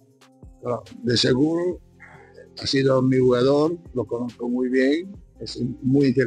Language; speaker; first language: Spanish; non-native, learner; Dutch